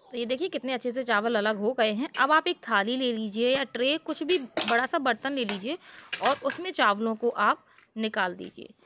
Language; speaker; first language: Hindi; native; Hindi